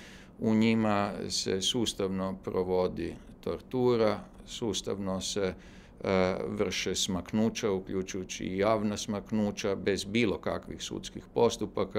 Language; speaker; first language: Serbian; native; Serbian